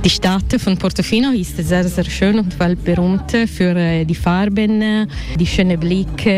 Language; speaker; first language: German; non-native, fluent; Italian